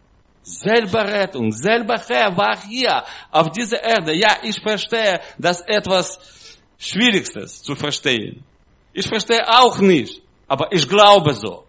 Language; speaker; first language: German; non-native, learner; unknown